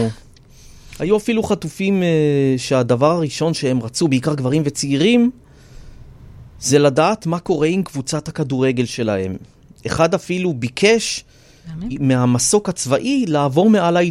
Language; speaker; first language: Hebrew; native; Hebrew